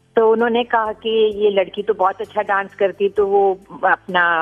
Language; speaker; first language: Hindi; non-native, local second language; Gujarati